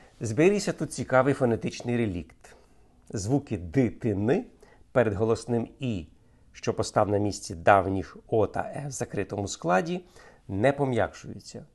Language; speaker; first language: Ukrainian; native; Ukrainian